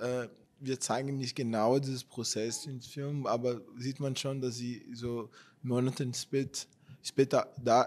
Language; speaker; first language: German; non-native, fluent; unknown